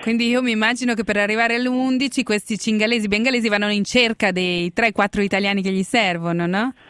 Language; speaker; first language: Italian; native; Italian